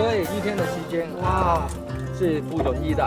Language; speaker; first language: Chinese; non-native, local second language; Cantonese